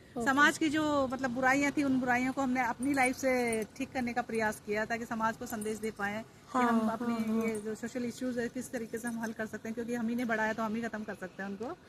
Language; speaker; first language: Hindi; non-native, local second language; Rajasthani